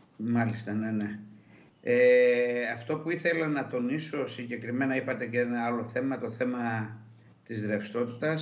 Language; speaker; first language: Greek; native; Greek